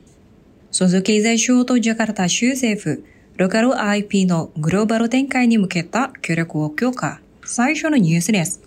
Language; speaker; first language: Japanese; non-native, fluent; Indonesian